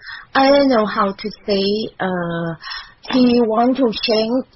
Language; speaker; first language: English; non-native, learner; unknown